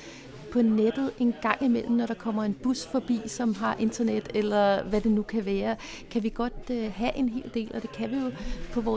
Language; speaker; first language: Danish; native; Danish